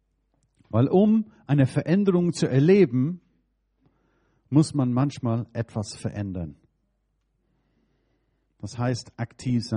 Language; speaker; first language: German; non-native, fluent; English